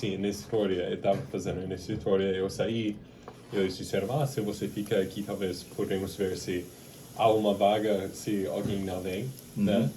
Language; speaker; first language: Portuguese; non-native, fluent; English